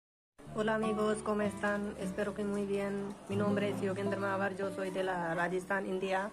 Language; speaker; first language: Spanish; non-native, learner; Hindi